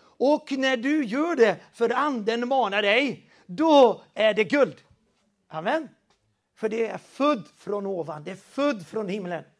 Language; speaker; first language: Swedish; non-native, fluent; Portuguese